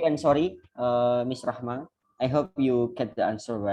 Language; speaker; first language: English; non-native, learner; Indonesian